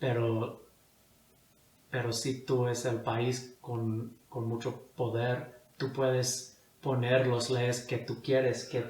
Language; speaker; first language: Spanish; non-native, fluent; English